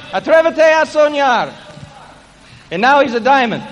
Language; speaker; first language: English; native; English